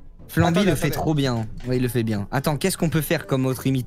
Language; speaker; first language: French; native; French